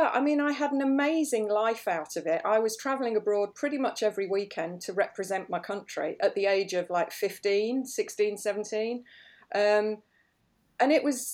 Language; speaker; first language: English; native; English